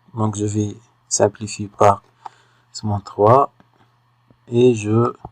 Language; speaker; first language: French; non-native, local second language; Arabic